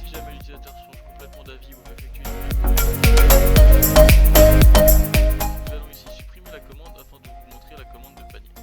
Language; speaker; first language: French; native; French